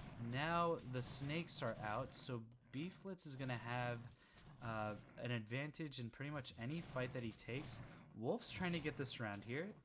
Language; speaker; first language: English; native; English